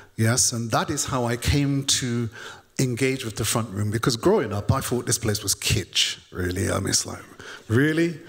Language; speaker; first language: English; native; English